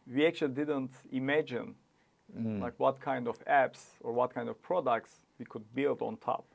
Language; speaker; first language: English; non-native, fluent; Turkish